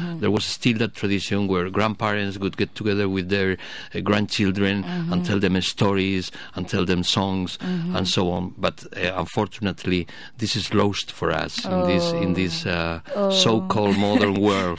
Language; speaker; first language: English; non-native, fluent; Basque